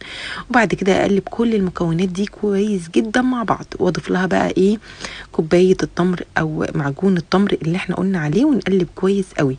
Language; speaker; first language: Arabic; native; Arabic